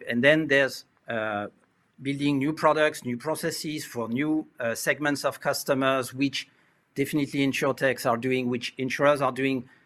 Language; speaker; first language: English; non-native, fluent; French